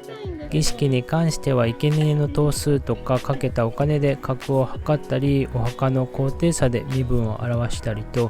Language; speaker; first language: Japanese; native; Japanese